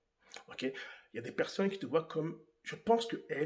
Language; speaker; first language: French; native; French